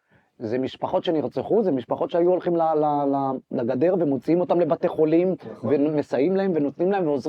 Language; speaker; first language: Hebrew; native; Hebrew